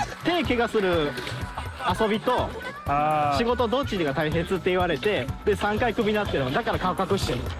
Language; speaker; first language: Japanese; native; Japanese